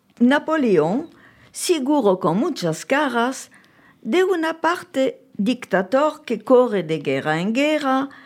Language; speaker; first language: Spanish; early bilingual, heritage; French